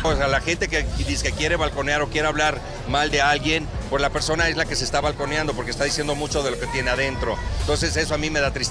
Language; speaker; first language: Spanish; native; Spanish